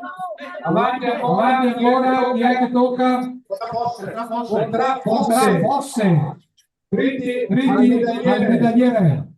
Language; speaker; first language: Italian; native; Italian